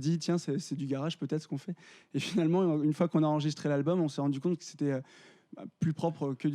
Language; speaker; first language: French; native; French